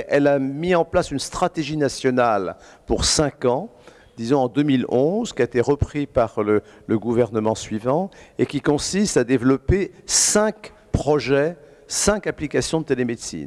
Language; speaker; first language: French; native; French